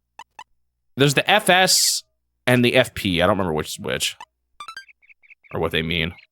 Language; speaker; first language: English; native; English